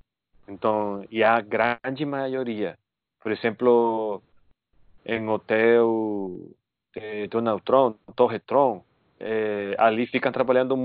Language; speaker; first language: Portuguese; non-native, fluent; Spanish